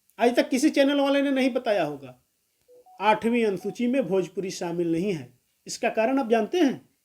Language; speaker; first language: Hindi; non-native, local second language; Bhojpuri